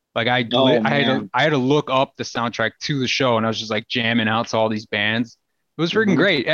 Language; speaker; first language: English; native; English